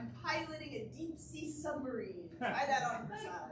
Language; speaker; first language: English; native; English